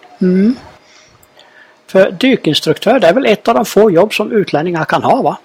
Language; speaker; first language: Swedish; native; Swedish